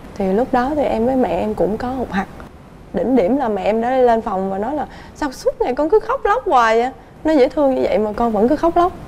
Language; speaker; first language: Vietnamese; native; Vietnamese